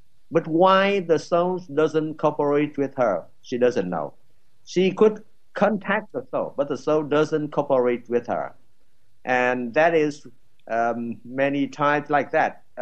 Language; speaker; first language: English; non-native, fluent; Vietnamese